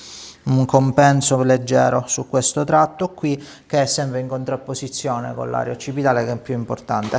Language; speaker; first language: Italian; native; Italian